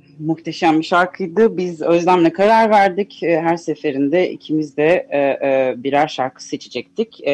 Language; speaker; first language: Turkish; early bilingual, heritage; Turkish